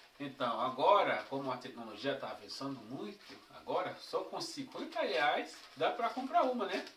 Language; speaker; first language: Portuguese; non-native, fluent; Haitian Creole